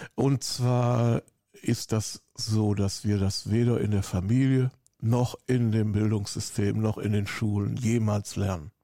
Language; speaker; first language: German; native; German